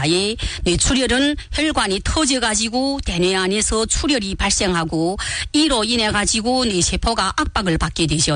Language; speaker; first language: Korean; native; Korean